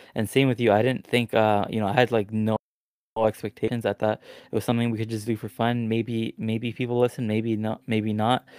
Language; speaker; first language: English; native; English